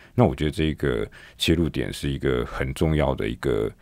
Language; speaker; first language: Chinese; native; Chinese